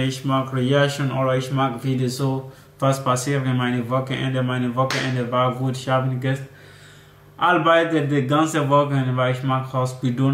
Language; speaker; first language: German; non-native, learner; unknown